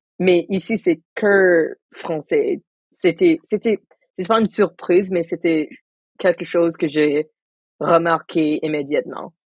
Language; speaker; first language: French; non-native, local second language; English